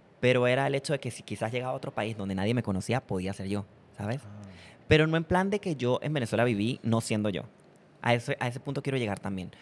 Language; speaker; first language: Spanish; native; Spanish